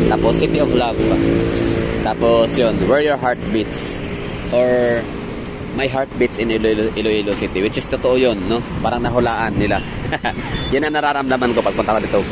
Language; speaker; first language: Filipino; non-native, local second language; Cebuano